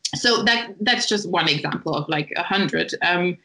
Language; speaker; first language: English; non-native, fluent; German